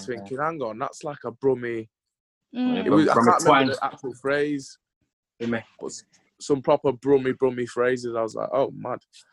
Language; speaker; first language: English; native; English